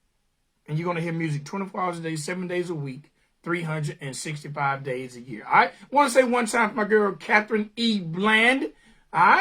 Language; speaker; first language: English; native; English